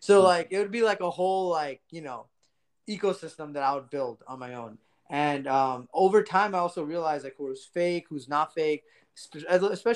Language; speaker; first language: English; early bilingual, other home language; Gujarati